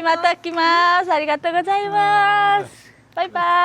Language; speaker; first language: Japanese; non-native, learner; Nepali